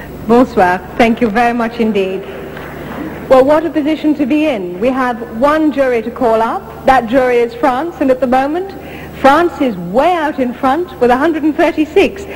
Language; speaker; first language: English; native; English